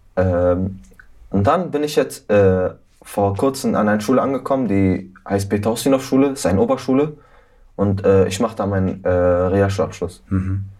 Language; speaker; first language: German; early bilingual, other home language; Arabic